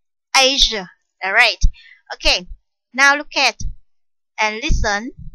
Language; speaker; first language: English; non-native, fluent; Vietnamese